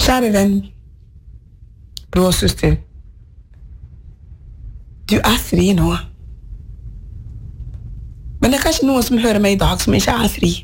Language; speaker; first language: Norwegian; non-native, fluent; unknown